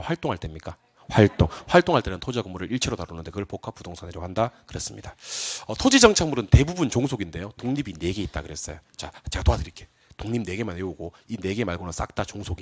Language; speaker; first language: Korean; native; Korean